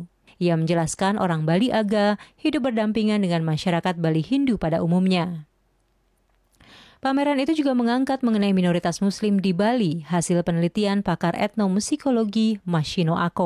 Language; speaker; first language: Indonesian; native; Indonesian